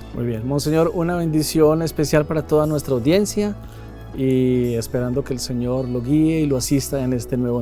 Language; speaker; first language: Spanish; native; Spanish